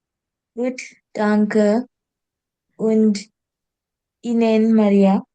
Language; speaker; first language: German; non-native, learner; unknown